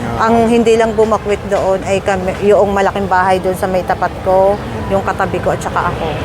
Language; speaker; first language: Filipino; native; Filipino